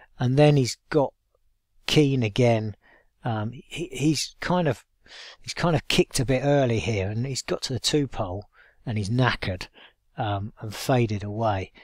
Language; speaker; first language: English; native; English